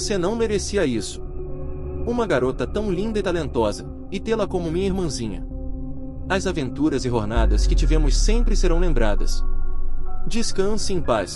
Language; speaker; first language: Portuguese; native; Portuguese